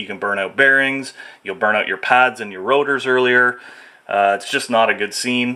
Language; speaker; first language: English; native; English